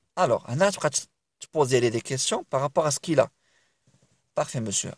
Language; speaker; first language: French; non-native, local second language; Arabic